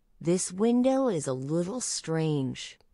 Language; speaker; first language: English; non-native, learner; Russian